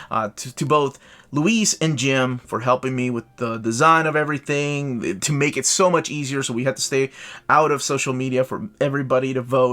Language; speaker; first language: English; native; English